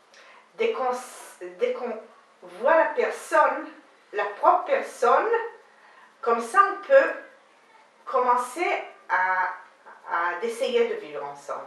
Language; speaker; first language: French; non-native, learner; Hebrew